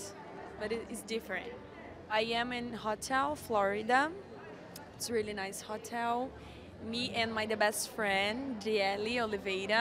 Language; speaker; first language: English; non-native, learner; Portuguese